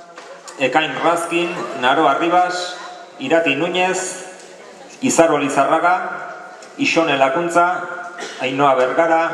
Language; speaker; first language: Basque; native; Basque